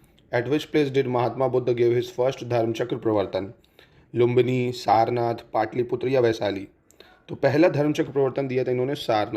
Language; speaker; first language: Hindi; native; Hindi